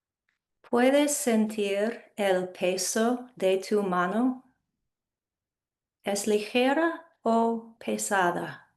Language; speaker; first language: Spanish; non-native, fluent; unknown